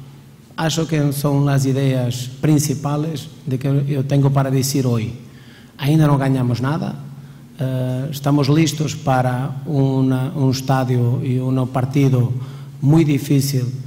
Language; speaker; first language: Spanish; non-native, fluent; Portuguese